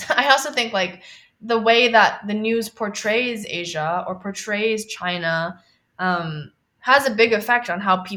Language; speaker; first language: English; non-native, local second language; Cantonese